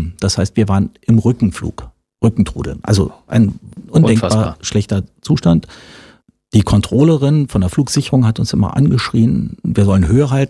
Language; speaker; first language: German; native; German